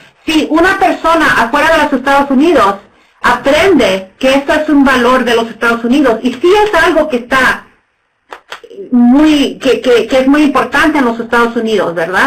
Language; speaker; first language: Spanish; non-native, fluent; English